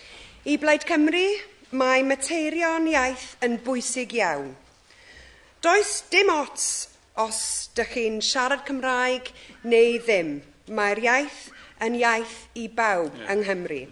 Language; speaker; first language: Welsh; non-native, local second language; English